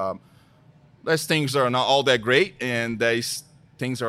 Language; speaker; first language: English; non-native, fluent; Portuguese